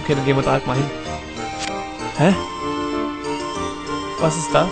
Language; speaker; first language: German; native; German